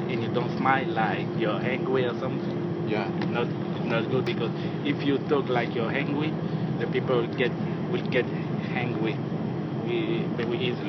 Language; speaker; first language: English; non-native, fluent; French